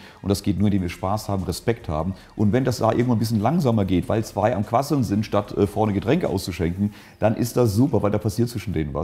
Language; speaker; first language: German; native; German